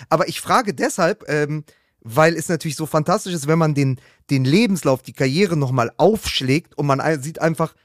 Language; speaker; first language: German; native; German